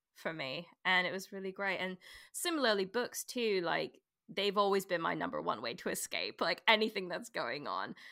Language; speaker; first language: English; native; English